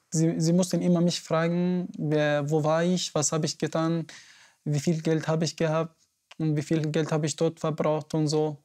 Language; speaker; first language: German; non-native, learner; Arabic